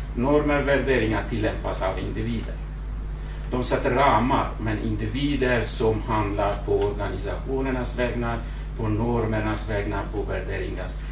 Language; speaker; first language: Swedish; non-native, fluent; Kurdish